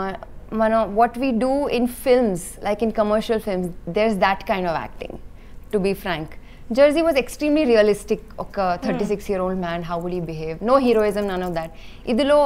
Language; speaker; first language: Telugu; non-native, learner; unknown